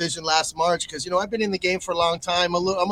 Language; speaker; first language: English; native; English